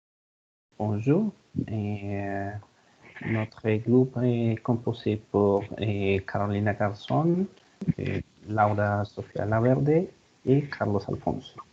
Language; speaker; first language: French; non-native, learner; Spanish